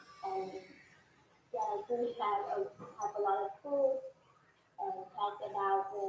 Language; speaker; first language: English; non-native, learner; Vietnamese